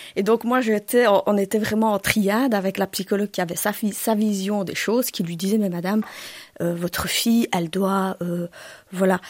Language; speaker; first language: French; early bilingual, other home language; Turkish